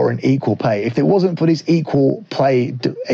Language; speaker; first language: English; native; English